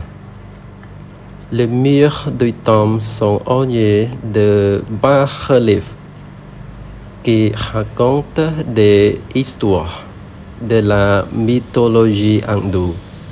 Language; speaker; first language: French; non-native, learner; Khmer